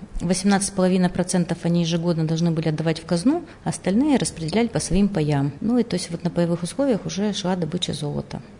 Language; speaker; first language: Russian; native; Russian